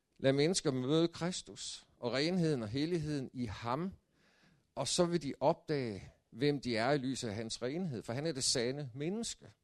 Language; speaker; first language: Danish; native; Danish